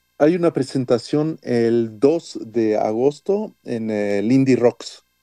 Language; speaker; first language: Spanish; early bilingual, heritage; French